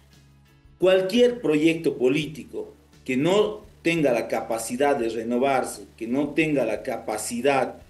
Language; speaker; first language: Spanish; native; Spanish